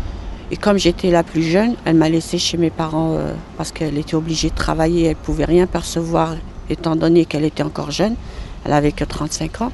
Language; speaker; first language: French; non-native, local second language; Arabic